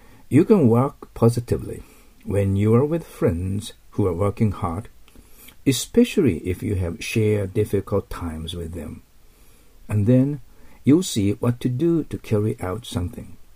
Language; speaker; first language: English; non-native, fluent; Japanese